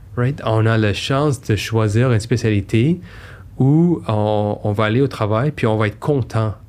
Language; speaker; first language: French; native; French